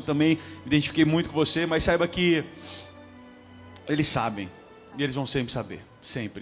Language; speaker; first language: Portuguese; native; Portuguese